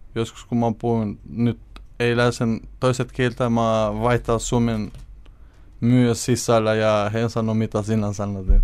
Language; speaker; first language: Finnish; non-native, learner; Albanian